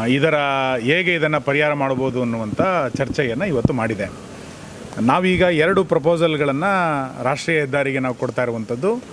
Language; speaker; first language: Kannada; native; Kannada